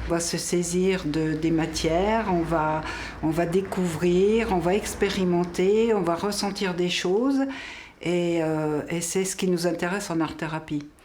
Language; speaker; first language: French; native; French